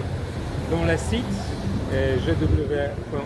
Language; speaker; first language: French; non-native, learner; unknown